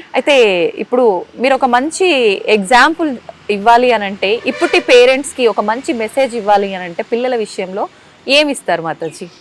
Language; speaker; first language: Telugu; native; Telugu